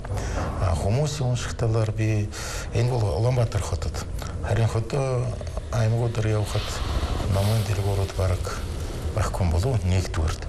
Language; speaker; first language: Mongolian; non-native, fluent; Russian